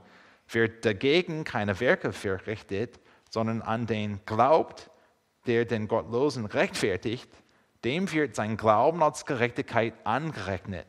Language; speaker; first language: German; non-native, fluent; English